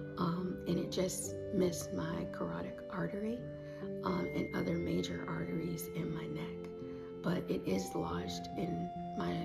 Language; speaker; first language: English; native; English